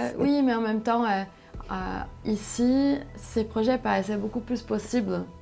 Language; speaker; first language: French; non-native, fluent; Portuguese